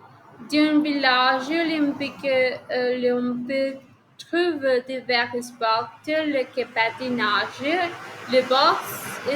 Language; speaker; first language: French; non-native, learner; Spanish